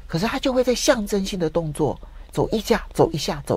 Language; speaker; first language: Chinese; native; Chinese